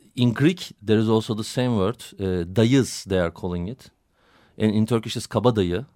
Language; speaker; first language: English; non-native, fluent; Turkish